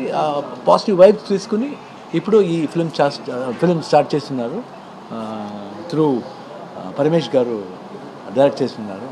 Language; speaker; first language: Telugu; non-native, learner; Kannada